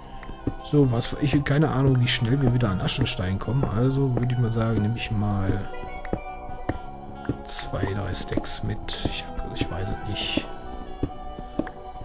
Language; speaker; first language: German; native; German